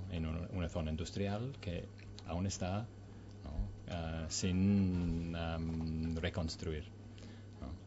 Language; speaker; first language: Spanish; non-native, fluent; English